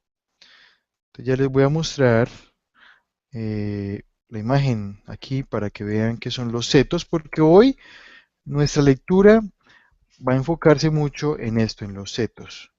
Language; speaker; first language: Spanish; native; Spanish